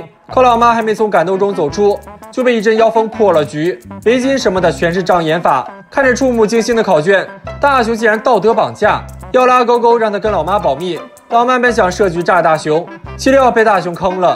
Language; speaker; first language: Chinese; native; Chinese